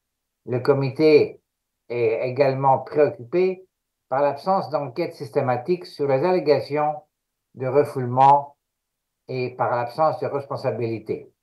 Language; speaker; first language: French; non-native, fluent; Greek